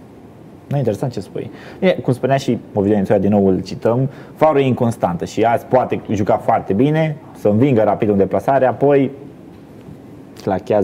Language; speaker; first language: Romanian; native; Romanian